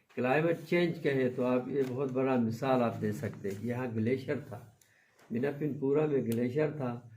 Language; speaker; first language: Urdu; non-native, local second language; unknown